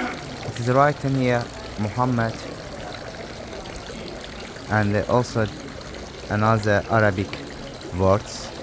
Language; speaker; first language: English; non-native, learner; Azerbaijani